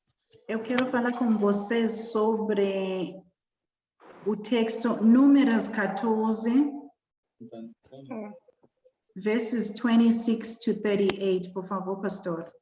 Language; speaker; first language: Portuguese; non-native, learner; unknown